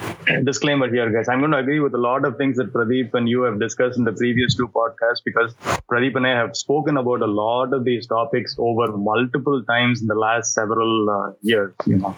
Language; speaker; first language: English; non-native, local second language; Tamil